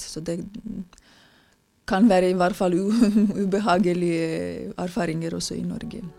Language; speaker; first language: Norwegian; non-native, fluent; Romanian